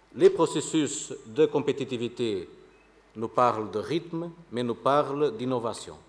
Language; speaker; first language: French; non-native, fluent; Portuguese